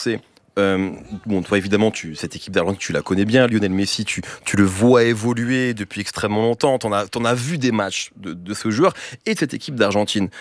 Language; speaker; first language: French; native; French